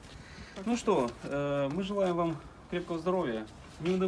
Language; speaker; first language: Russian; native; Russian